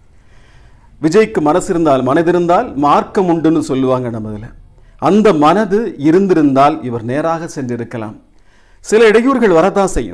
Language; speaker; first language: Tamil; native; Tamil